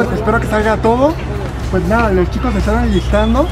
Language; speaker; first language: Spanish; native; Spanish